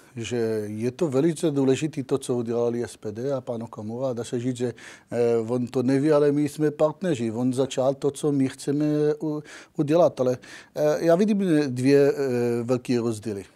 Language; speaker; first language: Czech; non-native, learner; Hebrew